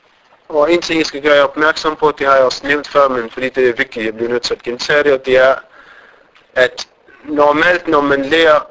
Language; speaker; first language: Danish; non-native, fluent; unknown